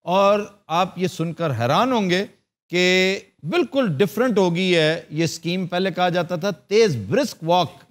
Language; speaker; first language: Urdu; native; Urdu